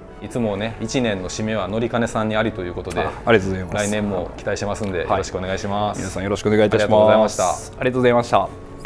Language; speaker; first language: Japanese; native; Japanese